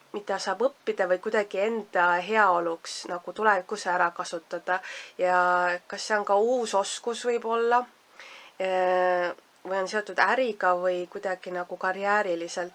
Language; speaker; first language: Estonian; native; Estonian